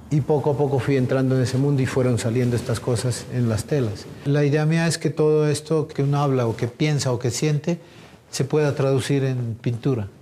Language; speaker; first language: Spanish; native; Spanish